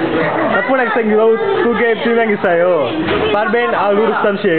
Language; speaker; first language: Korean; non-native, learner; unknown